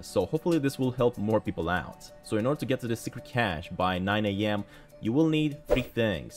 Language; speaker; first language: English; non-native, fluent; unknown